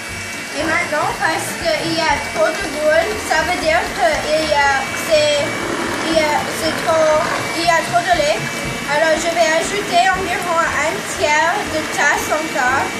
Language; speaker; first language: French; non-native, learner; English